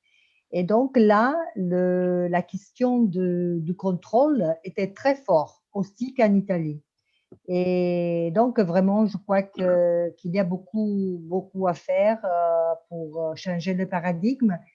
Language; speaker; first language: French; non-native, fluent; Italian